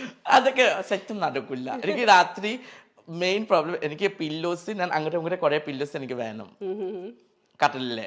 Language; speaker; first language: Malayalam; non-native, fluent; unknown